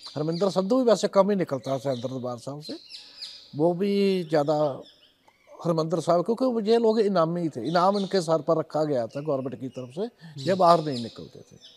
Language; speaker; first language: Hindi; non-native, local second language; Punjabi